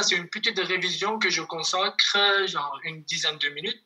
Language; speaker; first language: French; non-native, fluent; Kurdish